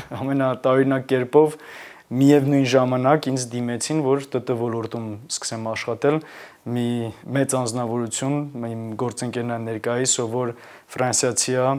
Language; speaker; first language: Armenian; native; Armenian